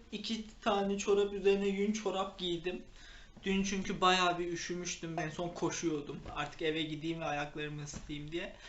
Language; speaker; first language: Turkish; native; Turkish